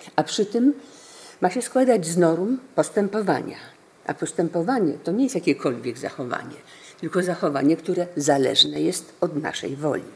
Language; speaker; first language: Polish; native; Polish